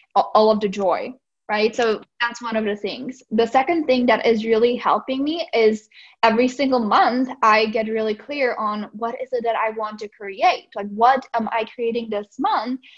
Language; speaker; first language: English; non-native, fluent; Czech